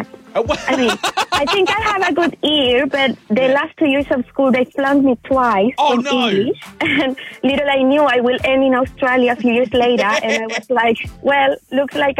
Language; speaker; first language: English; non-native, fluent; Spanish